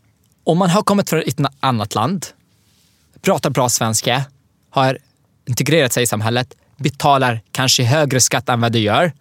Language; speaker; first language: Swedish; non-native, learner; Arabic